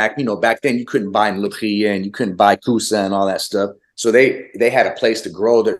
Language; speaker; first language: English; early bilingual, other home language; Arabic